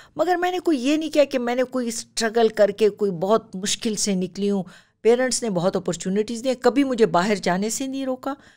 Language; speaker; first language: Urdu; non-native, local second language; Pashto